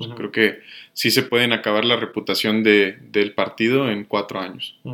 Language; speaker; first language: Spanish; native; Spanish